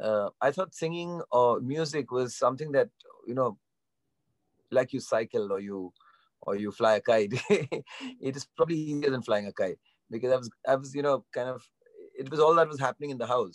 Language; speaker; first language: English; non-native, local second language; Bangla